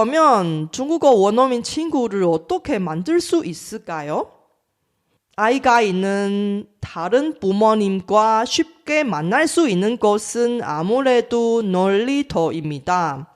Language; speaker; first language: Korean; non-native, fluent; Chinese